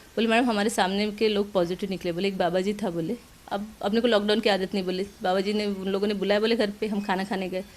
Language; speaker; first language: Hindi; non-native, local second language; Marathi